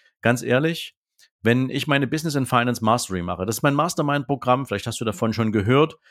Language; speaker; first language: German; native; German